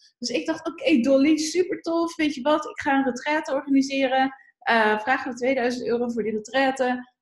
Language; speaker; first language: Dutch; native; Dutch